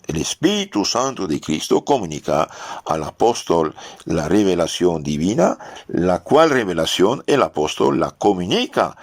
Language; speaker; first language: Spanish; non-native, fluent; French